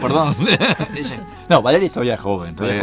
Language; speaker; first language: Spanish; native; Spanish